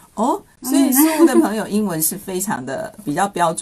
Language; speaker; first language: Chinese; native; Chinese